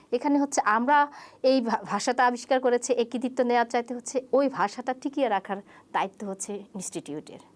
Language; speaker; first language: Bangla; non-native, local second language; Chakma